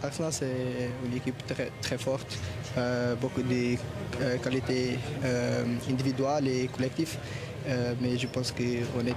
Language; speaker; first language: French; non-native, fluent; Portuguese